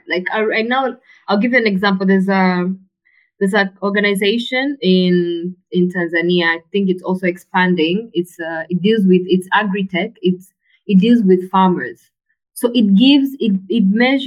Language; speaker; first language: English; non-native, local second language; Swahili